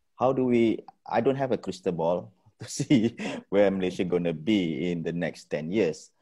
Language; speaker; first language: English; non-native, local second language; Malay